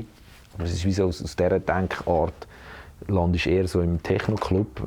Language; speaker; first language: German; native; German